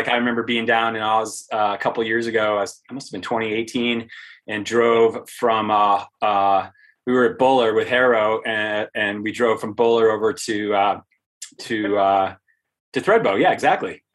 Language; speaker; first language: English; native; English